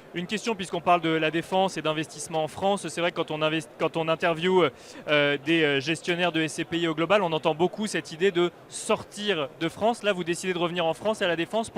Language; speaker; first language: French; native; French